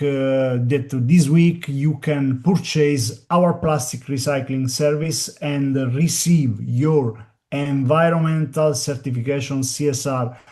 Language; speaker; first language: English; non-native, learner; Italian